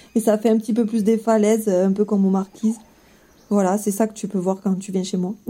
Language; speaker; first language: French; native; French